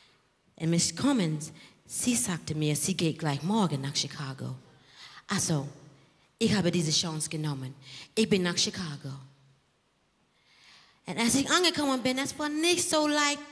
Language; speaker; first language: German; non-native, learner; English